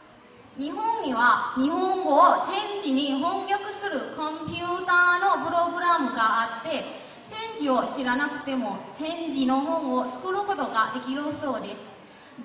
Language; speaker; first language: Japanese; non-native, learner; Lao